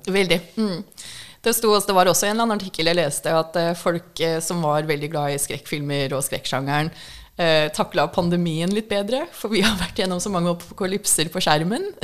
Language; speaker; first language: Norwegian; early bilingual, other home language; English